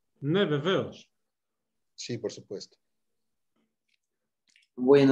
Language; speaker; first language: Spanish; non-native, learner; Greek